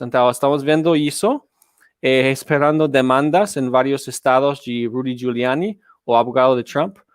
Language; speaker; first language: Portuguese; non-native, learner; English